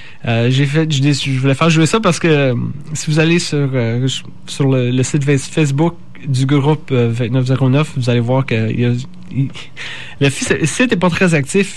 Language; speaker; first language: French; native; French